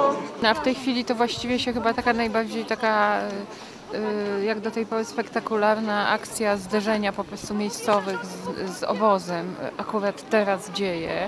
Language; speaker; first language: Polish; native; Polish